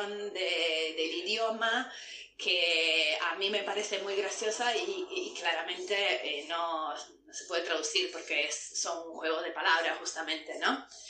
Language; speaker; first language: Spanish; non-native, fluent; Italian